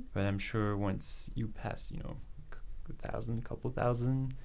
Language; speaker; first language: English; non-native, fluent; French